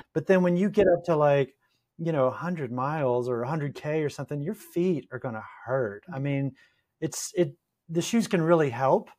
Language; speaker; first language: English; native; English